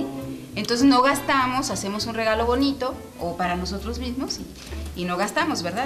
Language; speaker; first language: Spanish; native; Spanish